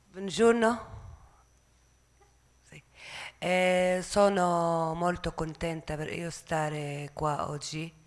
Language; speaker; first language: Italian; non-native, local second language; Arabic